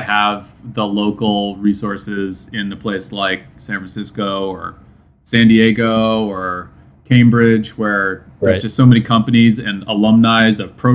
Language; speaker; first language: English; native; English